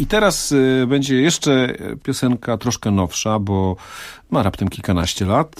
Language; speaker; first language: Polish; native; Polish